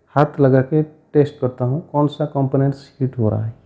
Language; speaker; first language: Hindi; non-native, local second language; Odia